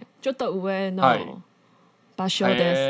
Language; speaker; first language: Japanese; non-native, learner; Chinese